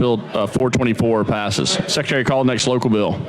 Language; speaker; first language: English; native; English